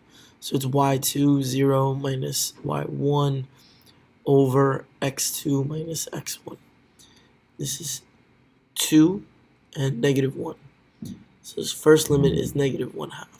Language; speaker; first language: English; native; English